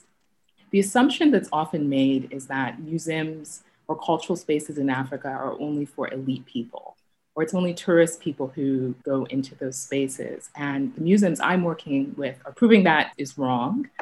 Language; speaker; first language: English; non-native, local second language; Yoruba